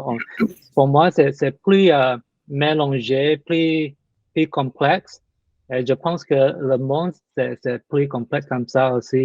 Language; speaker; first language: French; non-native, learner; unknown